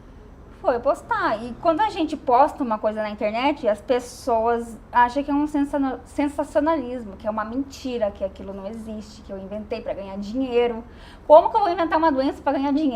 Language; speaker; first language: Portuguese; native; Portuguese